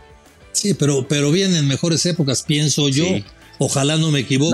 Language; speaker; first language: Spanish; native; Spanish